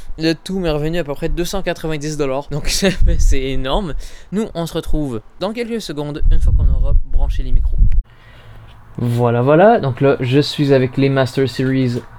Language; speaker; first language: French; native; French